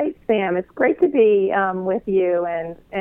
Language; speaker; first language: English; native; English